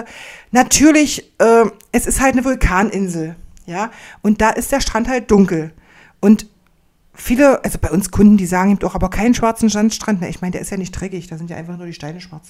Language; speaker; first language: German; native; German